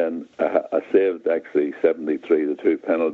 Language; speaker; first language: English; native; English